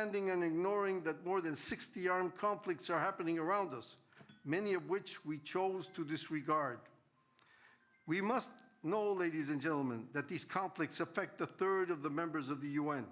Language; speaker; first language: English; non-native, fluent; Spanish